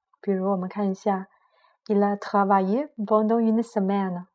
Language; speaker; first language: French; non-native, fluent; Chinese